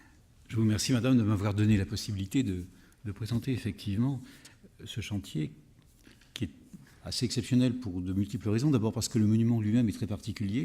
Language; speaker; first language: French; native; French